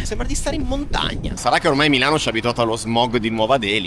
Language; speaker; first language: Italian; native; Italian